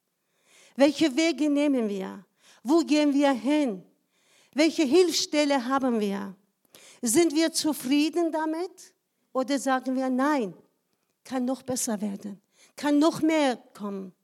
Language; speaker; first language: German; non-native, fluent; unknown